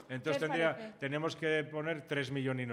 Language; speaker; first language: Spanish; native; Spanish